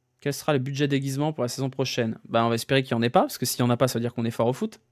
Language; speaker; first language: French; native; French